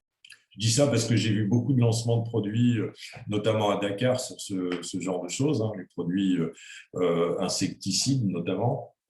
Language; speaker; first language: French; native; French